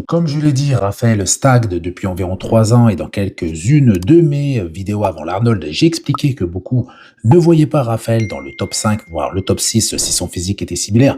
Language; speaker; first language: French; native; French